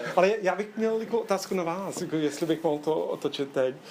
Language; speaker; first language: Czech; non-native, fluent; English